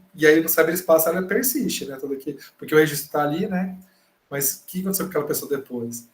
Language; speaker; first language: Portuguese; native; Portuguese